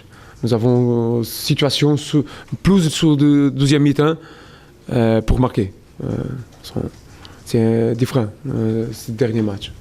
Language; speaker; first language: French; non-native, learner; Portuguese